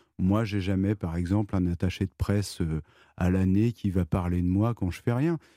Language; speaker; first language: French; native; French